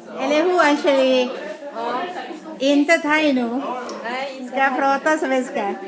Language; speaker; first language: Swedish; non-native, learner; Thai